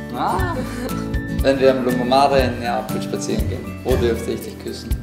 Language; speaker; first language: German; early bilingual, other home language; Italian